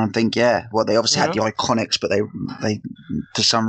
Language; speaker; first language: English; native; English